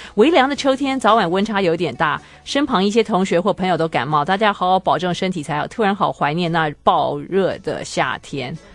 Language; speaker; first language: Chinese; native; Chinese